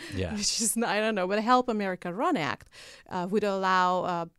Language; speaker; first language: English; non-native, fluent; Hungarian